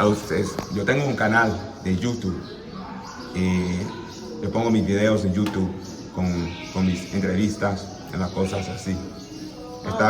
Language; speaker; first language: Spanish; non-native, learner; English